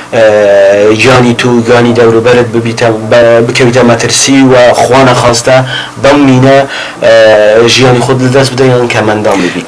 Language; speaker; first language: Central Kurdish; native; Central Kurdish